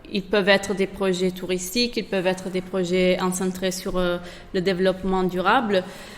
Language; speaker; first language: French; non-native, fluent; Italian